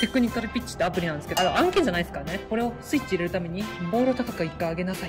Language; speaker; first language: Japanese; native; Japanese